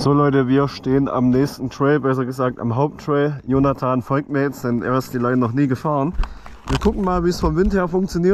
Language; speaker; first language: German; native; German